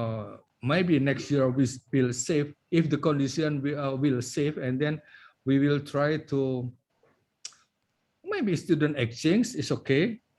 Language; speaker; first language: English; non-native, learner; Indonesian